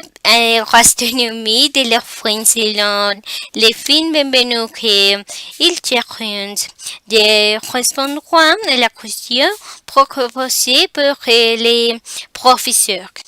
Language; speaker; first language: French; non-native, learner; Spanish